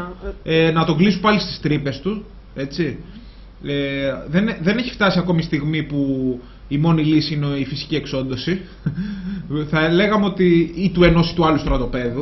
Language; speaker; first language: Greek; native; Greek